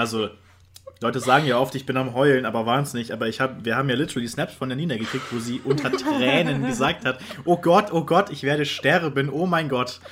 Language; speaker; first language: German; native; German